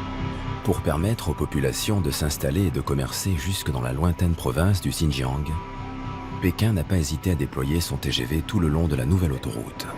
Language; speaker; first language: French; native; French